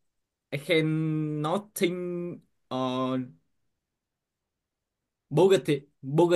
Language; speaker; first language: English; non-native, learner; Vietnamese